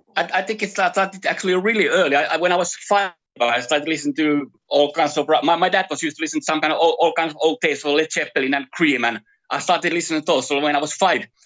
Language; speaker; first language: English; non-native, fluent; Finnish